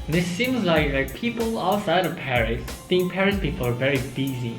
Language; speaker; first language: English; non-native, fluent; Korean